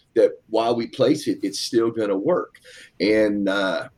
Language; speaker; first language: English; native; English